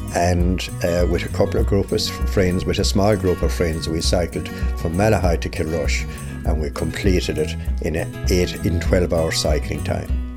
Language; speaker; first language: English; native; English